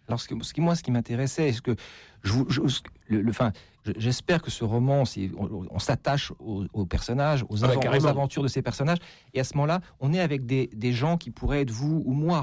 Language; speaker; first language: French; native; French